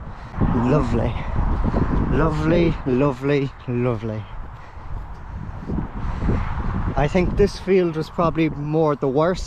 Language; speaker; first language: English; native; English